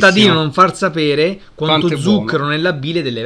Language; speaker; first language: Italian; native; Italian